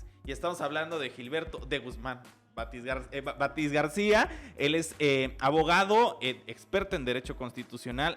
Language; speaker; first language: Spanish; native; Spanish